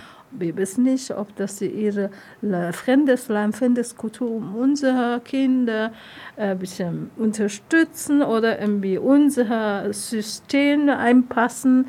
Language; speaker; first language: German; non-native, learner; Vietnamese